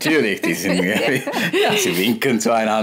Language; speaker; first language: German; non-native, fluent; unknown